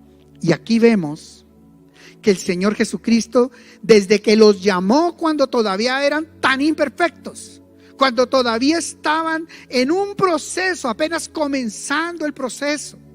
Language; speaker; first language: Spanish; native; Spanish